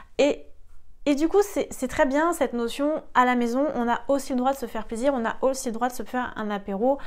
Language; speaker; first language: French; native; French